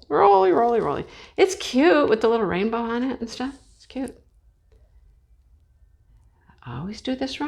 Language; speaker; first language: English; native; English